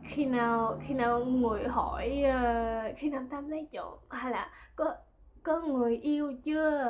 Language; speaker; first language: Vietnamese; non-native, learner; French